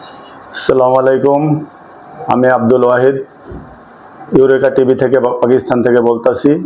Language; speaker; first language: Bangla; early bilingual, heritage; Bangla